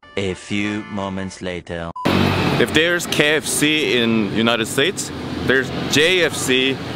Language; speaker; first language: English; non-native, fluent; Korean